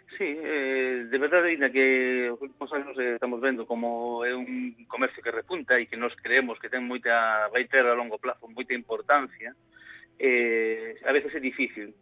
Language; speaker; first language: Galician; native; Galician